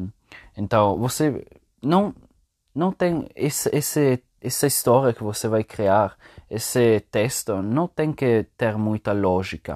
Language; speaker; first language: Portuguese; non-native, fluent; Italian